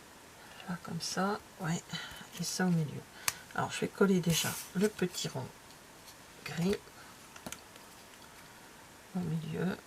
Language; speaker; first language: French; native; French